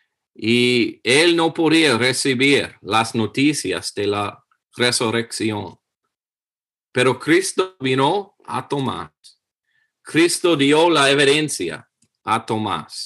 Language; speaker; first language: Spanish; non-native, fluent; English